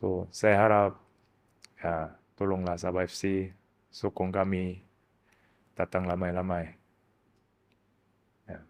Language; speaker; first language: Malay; non-native, learner; Korean